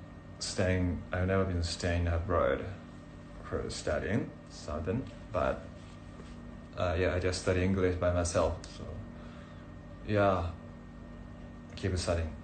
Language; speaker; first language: English; non-native, learner; Japanese